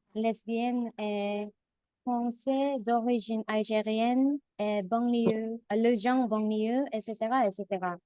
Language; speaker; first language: French; non-native, learner; Korean